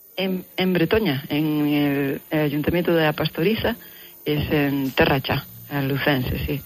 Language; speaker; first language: Spanish; native; Spanish